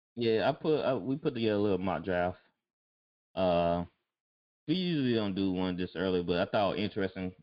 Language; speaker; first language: English; native; English